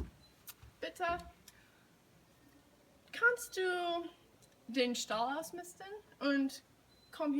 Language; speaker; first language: German; non-native, learner; English